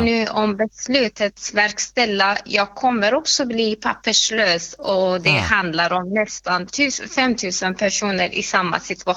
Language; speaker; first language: Swedish; non-native, fluent; Persian